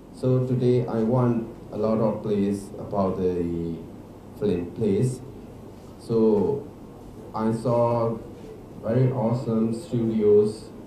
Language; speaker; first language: English; non-native, learner; Burmese